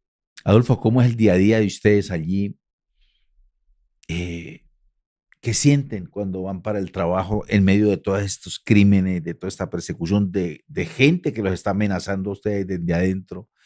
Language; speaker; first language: Spanish; native; Spanish